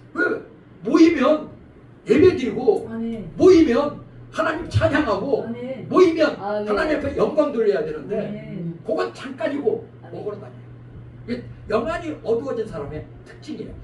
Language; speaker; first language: Korean; native; Korean